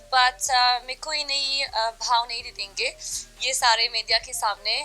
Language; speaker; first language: Hindi; non-native, learner; Arabic